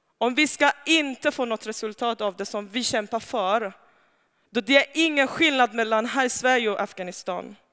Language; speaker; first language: Swedish; non-native, fluent; Persian